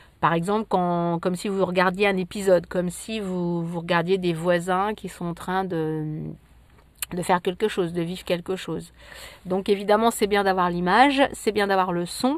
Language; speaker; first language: French; native; French